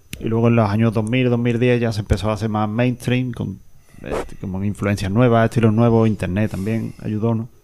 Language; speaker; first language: Spanish; native; Spanish